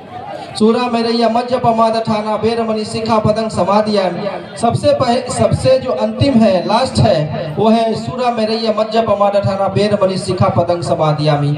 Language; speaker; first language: Hindi; native; Hindi